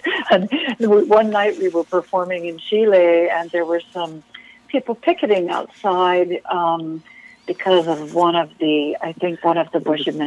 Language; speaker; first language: English; native; English